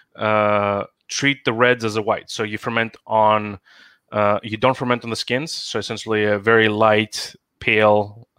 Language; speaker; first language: English; non-native, fluent; Greek